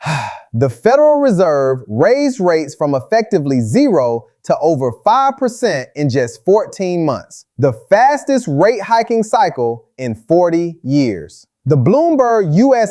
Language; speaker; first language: English; native; English